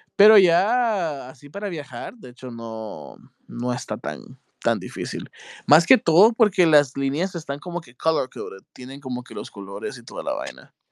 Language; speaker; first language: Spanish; native; Spanish